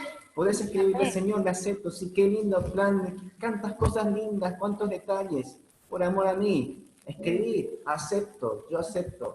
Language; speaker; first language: Spanish; native; Spanish